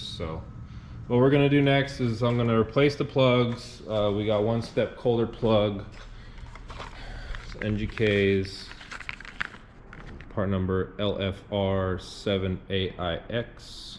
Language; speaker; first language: English; native; English